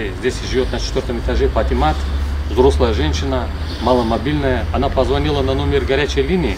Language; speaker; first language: Russian; non-native, local second language; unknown